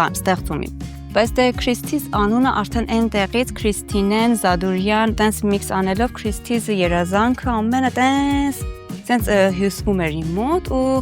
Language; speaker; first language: Armenian; early bilingual, heritage; Armenian